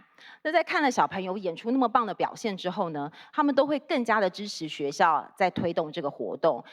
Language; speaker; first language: Chinese; native; Chinese